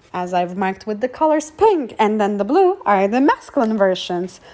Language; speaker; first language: English; non-native, fluent; Polish